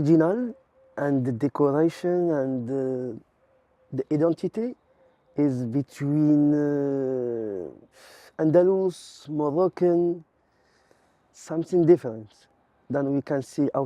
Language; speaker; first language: English; non-native, learner; Arabic